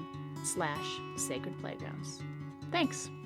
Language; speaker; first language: English; native; English